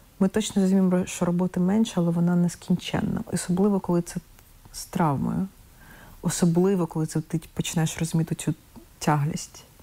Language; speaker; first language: Ukrainian; non-native, local second language; Russian